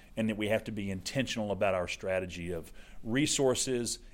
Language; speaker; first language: English; native; English